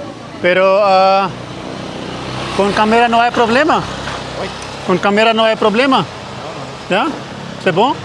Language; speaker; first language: Spanish; non-native, learner; Hindi